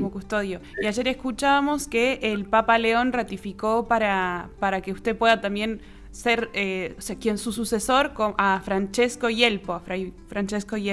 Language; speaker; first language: Spanish; native; Spanish